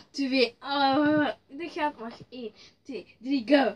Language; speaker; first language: Dutch; early bilingual, other home language; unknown